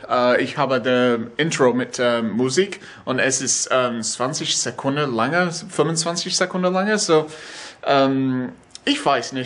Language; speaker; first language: German; non-native, learner; English